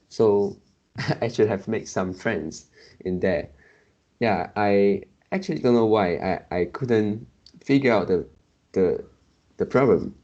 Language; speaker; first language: English; non-native, local second language; Chinese